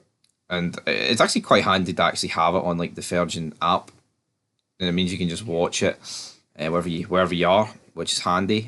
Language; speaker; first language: English; native; English